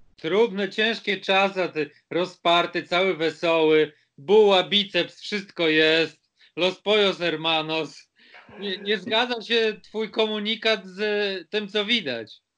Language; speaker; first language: Polish; native; Polish